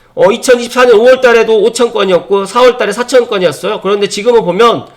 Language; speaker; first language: Korean; native; Korean